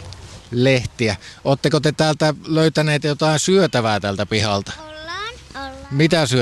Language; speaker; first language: Finnish; native; Finnish